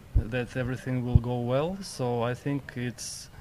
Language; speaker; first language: English; non-native, learner; Ukrainian